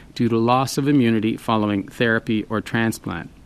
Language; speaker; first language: English; native; English